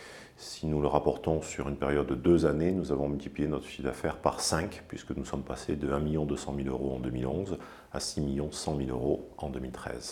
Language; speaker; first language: French; native; French